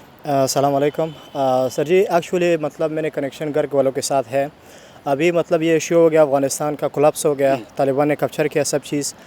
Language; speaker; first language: Hindi; non-native, learner; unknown